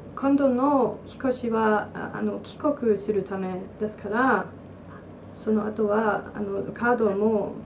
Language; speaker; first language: Japanese; non-native, learner; English